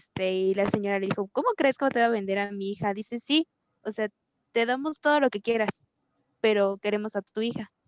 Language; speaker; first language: Spanish; native; Spanish